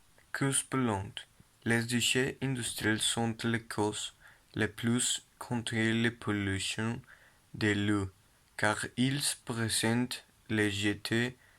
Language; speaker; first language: French; non-native, learner; Spanish